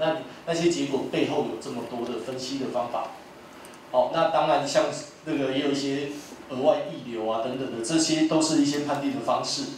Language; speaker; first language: Chinese; native; Chinese